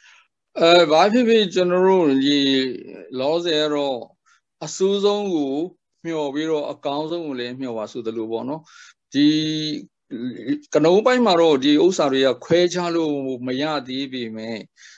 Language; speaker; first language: Burmese; non-native, local second language; Tedim Chin